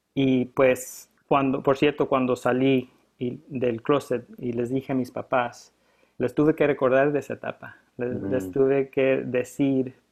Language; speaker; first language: Spanish; early bilingual, heritage; Spanish